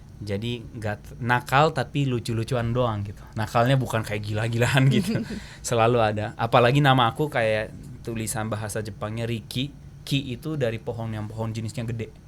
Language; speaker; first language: Indonesian; early bilingual, heritage; Japanese